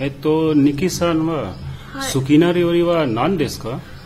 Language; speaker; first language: Japanese; non-native, learner; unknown